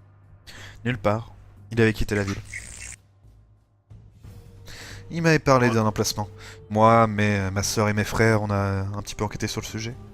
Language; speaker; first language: French; native; French